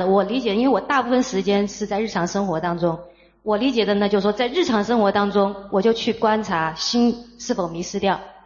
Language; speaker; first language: Chinese; native; Chinese